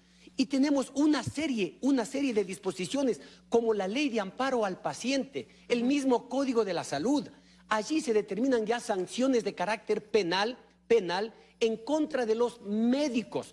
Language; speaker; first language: Spanish; native; Spanish